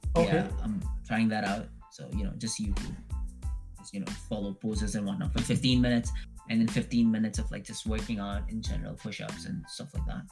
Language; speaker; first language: English; early bilingual, other home language; Hindi